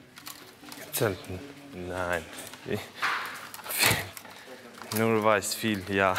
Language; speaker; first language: German; non-native, learner; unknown